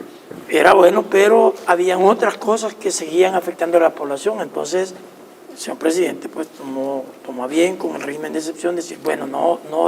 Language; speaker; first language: Spanish; native; Spanish